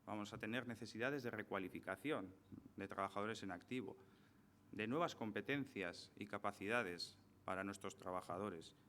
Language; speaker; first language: Spanish; native; Spanish